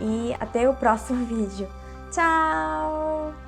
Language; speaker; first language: Portuguese; non-native, fluent; Korean